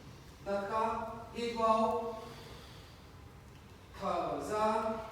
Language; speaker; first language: Vietnamese; non-native, learner; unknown